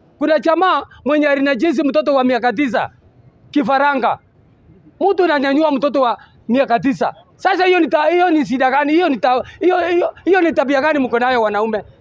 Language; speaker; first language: Swahili; non-native, local second language; Gusii